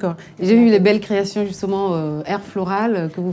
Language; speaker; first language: French; native; French